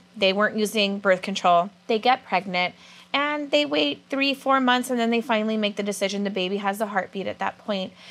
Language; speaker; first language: English; native; English